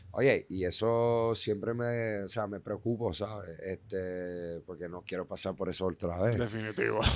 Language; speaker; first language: Spanish; non-native, fluent; Dutch